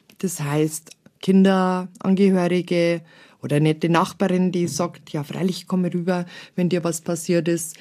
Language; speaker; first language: German; native; German